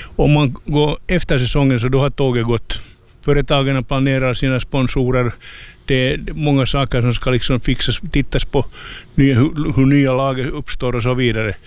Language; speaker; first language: Swedish; native; Swedish